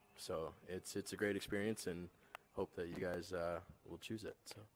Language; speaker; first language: English; native; English